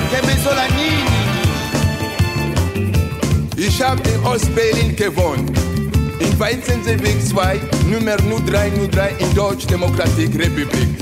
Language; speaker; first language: German; non-native, learner; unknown